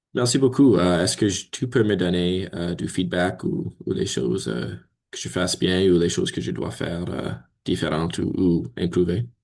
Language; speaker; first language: French; non-native, learner; English